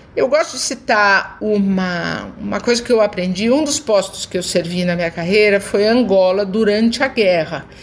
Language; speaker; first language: Portuguese; native; Portuguese